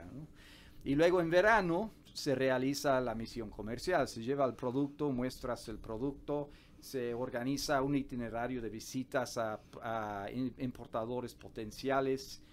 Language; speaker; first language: Spanish; non-native, fluent; English